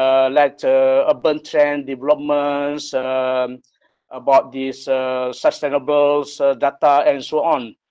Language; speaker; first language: English; non-native, local second language; Malay